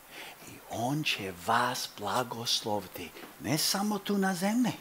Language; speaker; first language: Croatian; early bilingual, heritage; Croatian